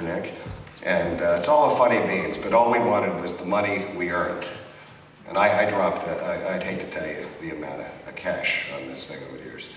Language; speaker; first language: English; native; English